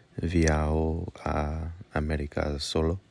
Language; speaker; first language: Spanish; non-native, learner; English